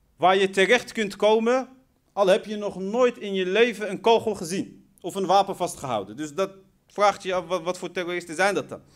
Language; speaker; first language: Dutch; early bilingual, other home language; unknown